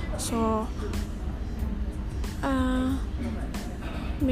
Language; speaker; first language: English; non-native, local second language; Malay